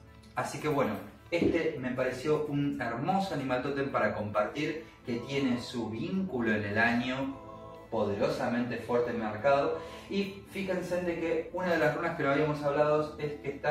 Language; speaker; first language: Spanish; native; Spanish